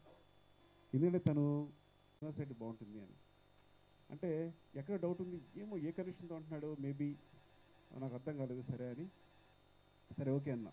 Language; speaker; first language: Telugu; native; Telugu